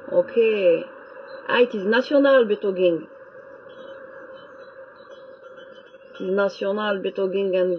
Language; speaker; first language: Dutch; non-native, learner; French